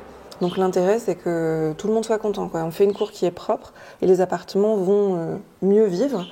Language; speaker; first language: French; native; French